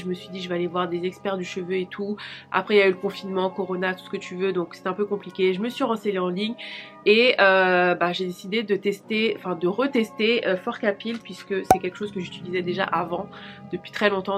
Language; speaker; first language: French; native; French